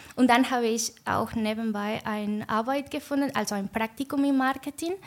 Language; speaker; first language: German; non-native, learner; Spanish